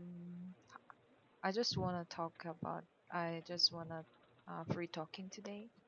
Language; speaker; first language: English; non-native, learner; Korean